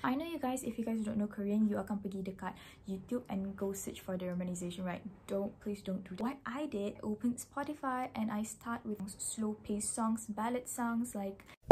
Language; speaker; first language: English; non-native, local second language; Malay